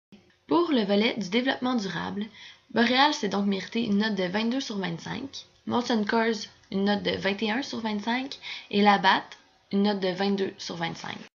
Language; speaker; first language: French; native; French